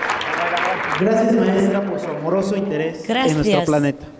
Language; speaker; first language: Spanish; native; Spanish